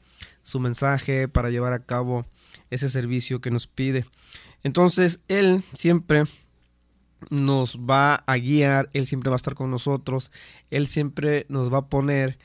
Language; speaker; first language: Spanish; native; Spanish